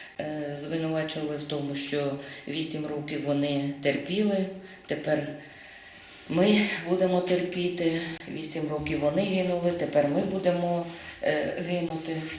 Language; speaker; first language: Ukrainian; native; Ukrainian